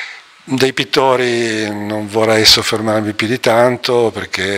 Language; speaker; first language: Italian; native; Italian